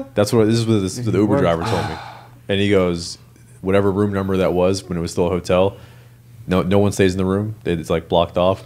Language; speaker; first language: English; native; English